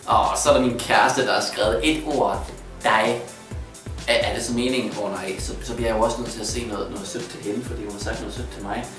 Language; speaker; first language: Danish; native; Danish